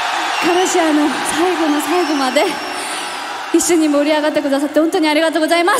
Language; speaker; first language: Japanese; non-native, fluent; Korean